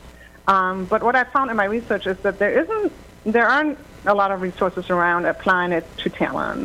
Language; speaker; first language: English; non-native, fluent; German